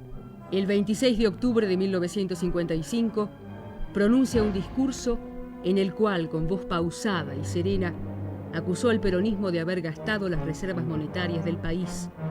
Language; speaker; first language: Spanish; native; Spanish